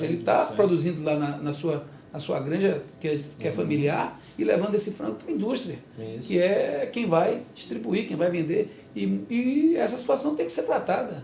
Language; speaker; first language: Portuguese; native; Portuguese